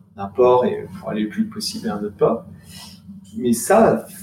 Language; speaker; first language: French; native; French